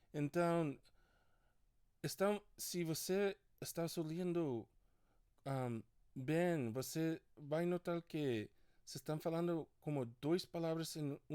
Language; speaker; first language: Portuguese; non-native, learner; English